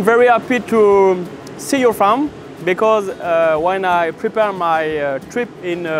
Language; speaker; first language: English; non-native, learner; French